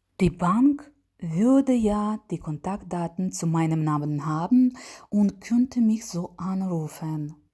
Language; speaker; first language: German; non-native, learner; Ukrainian